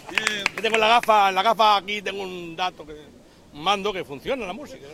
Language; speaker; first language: Spanish; native; Spanish